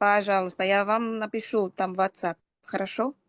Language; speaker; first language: Russian; non-native, learner; Portuguese